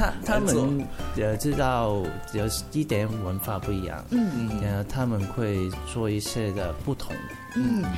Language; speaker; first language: Chinese; non-native, local second language; Cantonese